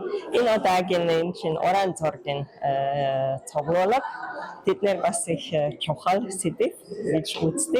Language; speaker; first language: Mongolian; non-native, fluent; Hungarian